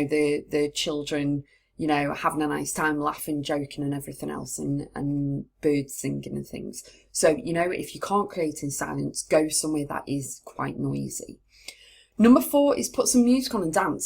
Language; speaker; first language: English; native; English